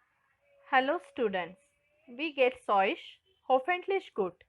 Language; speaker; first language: German; non-native, fluent; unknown